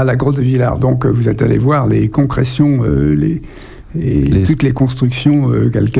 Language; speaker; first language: French; native; French